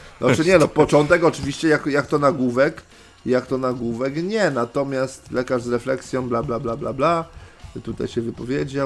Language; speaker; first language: Polish; native; Polish